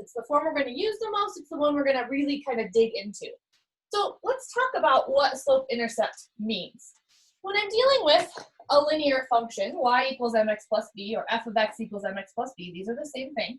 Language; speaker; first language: English; native; English